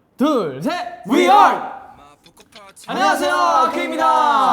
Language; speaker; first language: Korean; native; Korean